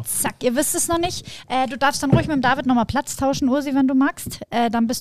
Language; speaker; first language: German; native; German